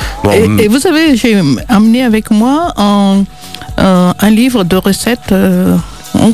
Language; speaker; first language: French; non-native, local second language; Malagasy